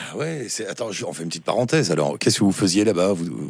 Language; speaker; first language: French; native; French